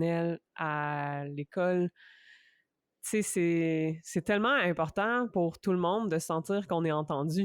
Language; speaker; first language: French; native; French